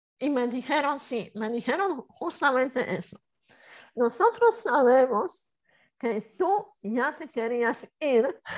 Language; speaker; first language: Spanish; non-native, fluent; Polish